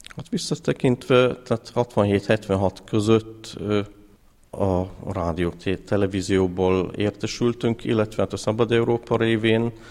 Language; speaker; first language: Hungarian; early bilingual, heritage; Hungarian